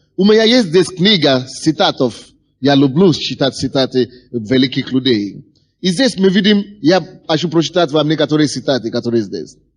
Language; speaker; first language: Russian; non-native, fluent; Yoruba